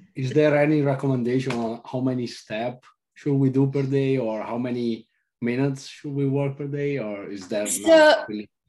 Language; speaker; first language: English; non-native, fluent; Italian